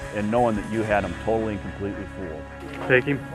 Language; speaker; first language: English; native; English